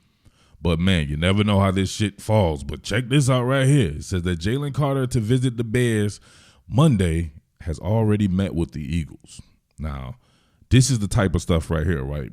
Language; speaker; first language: English; native; English